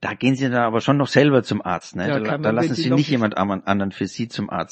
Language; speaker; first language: German; native; German